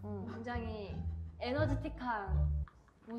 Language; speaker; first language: Korean; native; Korean